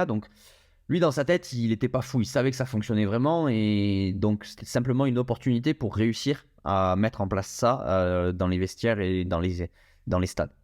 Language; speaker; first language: French; native; French